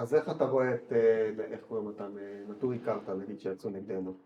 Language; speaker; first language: Hebrew; native; Hebrew